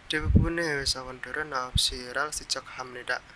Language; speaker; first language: Korean; non-native, fluent; Indonesian